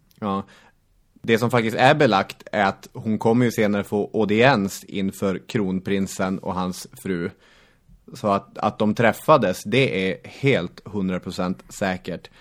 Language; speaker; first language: Swedish; native; Swedish